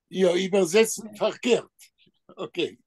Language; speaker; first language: German; non-native, fluent; Hebrew